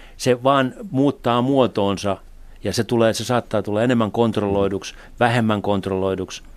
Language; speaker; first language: Finnish; native; Finnish